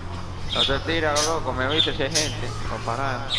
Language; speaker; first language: Spanish; native; Spanish